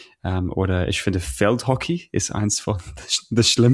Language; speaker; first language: German; non-native, learner; English